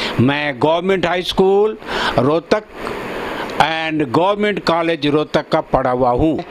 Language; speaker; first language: Hindi; early bilingual, other home language; Punjabi